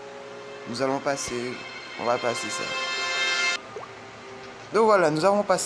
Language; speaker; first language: French; native; French